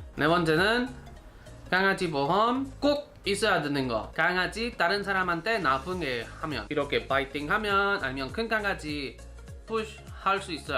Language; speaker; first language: Korean; non-native, learner; Spanish